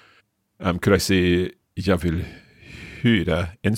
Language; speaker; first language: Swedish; non-native, learner; English